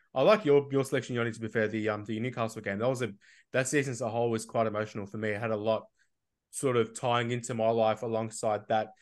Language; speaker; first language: English; native; English